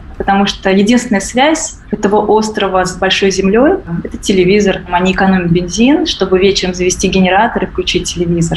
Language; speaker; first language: Russian; native; Russian